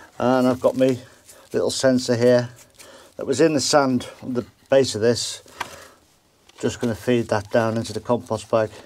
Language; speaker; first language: English; native; English